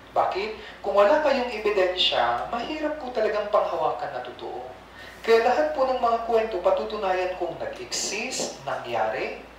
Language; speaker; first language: Filipino; non-native, local second language; Iloko